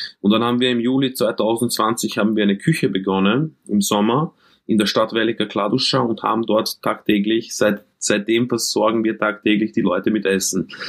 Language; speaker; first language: German; early bilingual, other home language; Croatian